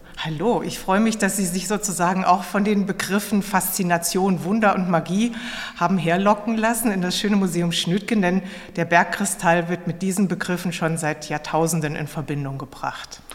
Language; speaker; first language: German; native; German